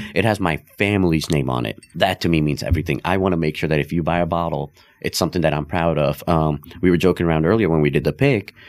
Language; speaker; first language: English; non-native, local second language; Hindi